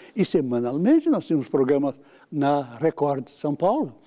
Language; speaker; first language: Portuguese; native; Portuguese